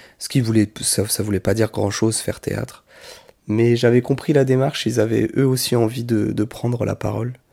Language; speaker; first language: French; native; French